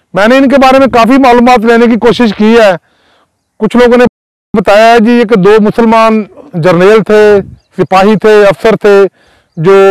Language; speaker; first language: Urdu; native; Urdu